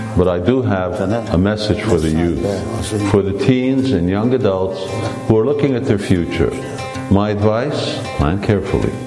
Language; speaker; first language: English; early bilingual, other home language; Hungarian